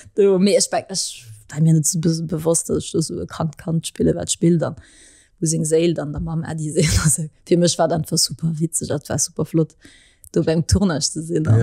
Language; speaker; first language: Luxembourgish; early bilingual, other home language; French